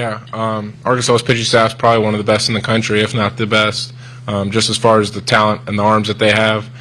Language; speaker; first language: English; native; English